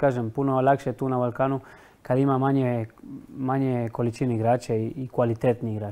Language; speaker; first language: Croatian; non-native, fluent; Spanish